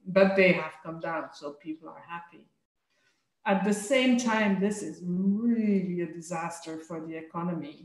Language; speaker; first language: English; non-native, fluent; French